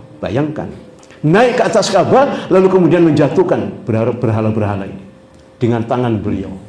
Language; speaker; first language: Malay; non-native, local second language; Javanese